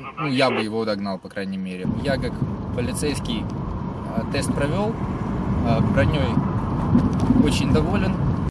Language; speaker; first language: Russian; native; Russian